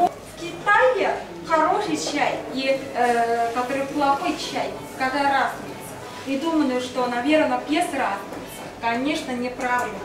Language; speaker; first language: Russian; non-native, learner; Chinese